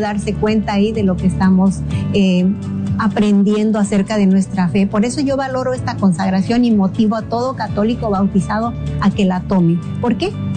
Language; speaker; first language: Spanish; native; Spanish